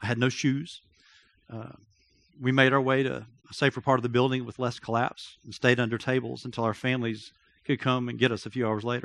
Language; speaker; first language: English; native; English